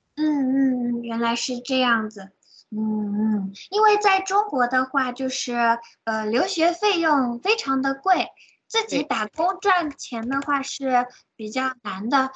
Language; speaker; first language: Chinese; native; Chinese